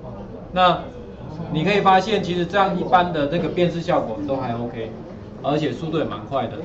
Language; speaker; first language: Chinese; native; Chinese